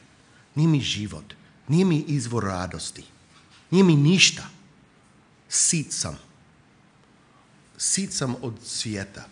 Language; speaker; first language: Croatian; non-native, fluent; English